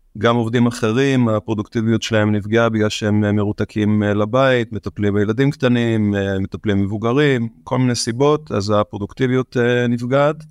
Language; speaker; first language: Hebrew; native; Hebrew